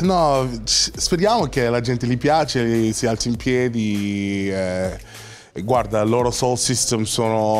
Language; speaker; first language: Italian; non-native, fluent; English